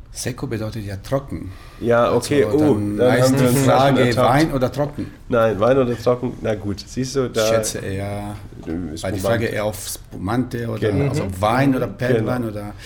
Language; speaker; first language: German; non-native, fluent; Italian